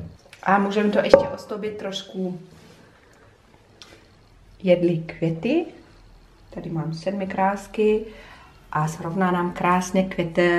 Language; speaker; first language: Czech; non-native, fluent; German